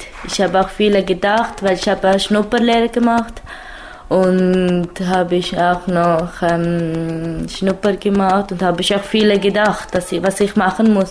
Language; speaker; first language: German; non-native, learner; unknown